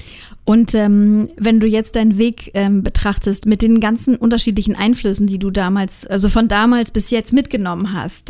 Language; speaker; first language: German; native; German